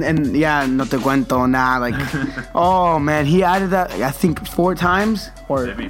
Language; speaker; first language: English; early bilingual, other home language; Spanish